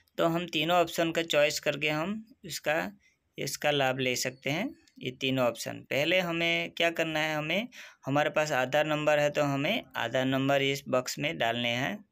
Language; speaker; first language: Hindi; non-native, local second language; Gujarati